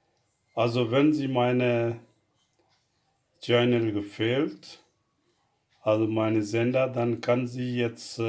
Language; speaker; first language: German; non-native, fluent; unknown